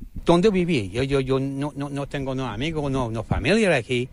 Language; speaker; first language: Spanish; non-native, learner; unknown